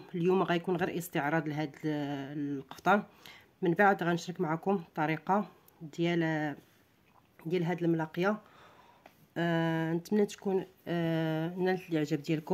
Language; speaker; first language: Arabic; native; Arabic